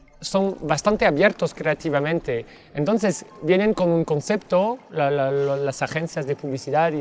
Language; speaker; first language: Spanish; non-native, fluent; French